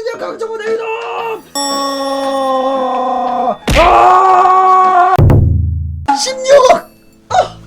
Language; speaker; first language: Korean; native; Korean